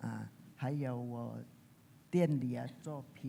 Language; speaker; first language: Chinese; early bilingual, heritage; Chinese